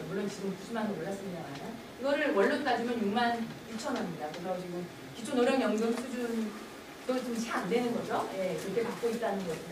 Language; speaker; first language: Korean; native; Korean